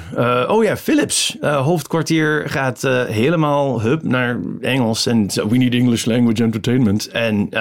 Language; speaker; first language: Dutch; non-native, fluent; English